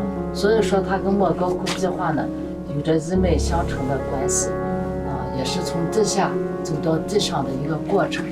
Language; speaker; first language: Chinese; native; Chinese